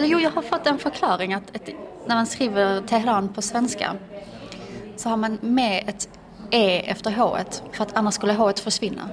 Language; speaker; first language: Swedish; early bilingual, other home language; Persian